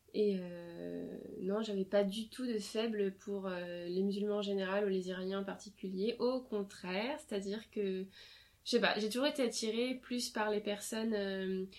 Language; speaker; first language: French; native; French